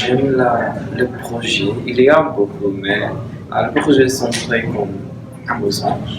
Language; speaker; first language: French; non-native, learner; English